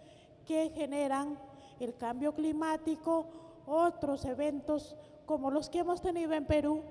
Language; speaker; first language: Spanish; native; Spanish